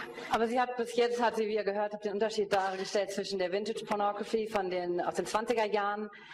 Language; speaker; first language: German; native; German